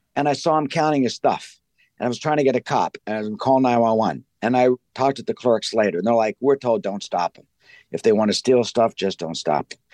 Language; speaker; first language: English; native; English